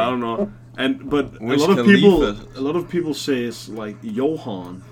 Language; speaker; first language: English; non-native, fluent; Danish